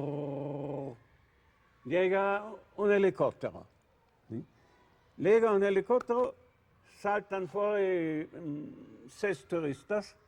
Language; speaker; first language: Spanish; non-native, learner; Italian